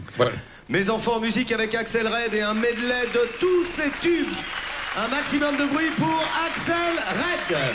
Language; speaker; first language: French; native; French